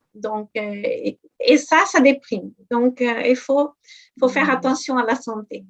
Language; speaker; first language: French; non-native, fluent; Portuguese